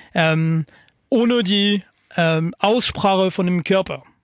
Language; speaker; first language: German; non-native, fluent; French